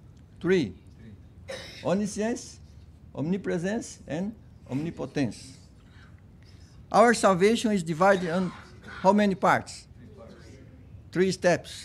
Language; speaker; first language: English; non-native, fluent; Portuguese